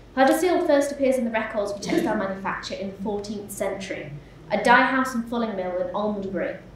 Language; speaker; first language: English; native; English